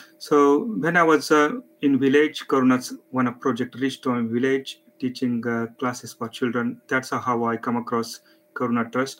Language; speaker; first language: English; non-native, local second language; Marathi